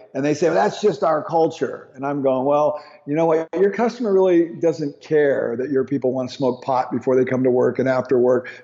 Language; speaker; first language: English; native; English